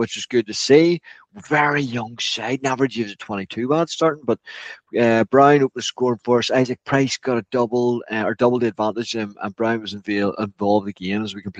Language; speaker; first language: English; native; English